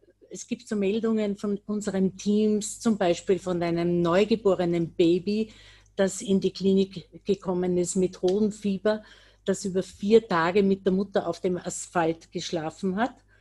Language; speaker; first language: German; native; German